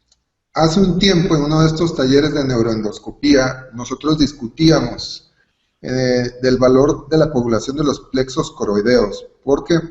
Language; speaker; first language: Spanish; native; Spanish